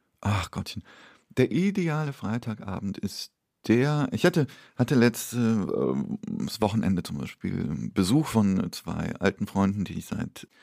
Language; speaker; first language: German; early bilingual, other home language; Polish